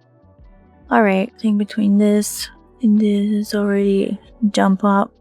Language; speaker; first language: English; native; English